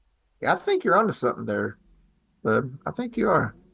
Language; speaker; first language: English; native; English